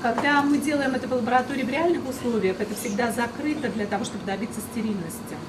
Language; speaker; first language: Russian; native; Russian